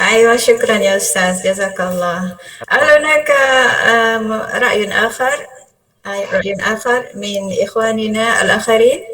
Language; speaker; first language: Arabic; non-native, fluent; Malay